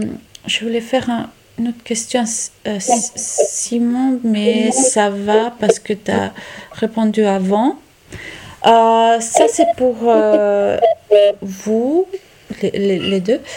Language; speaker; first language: French; non-native, learner; Italian